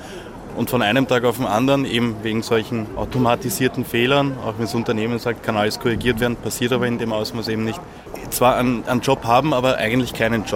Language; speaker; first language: German; native; German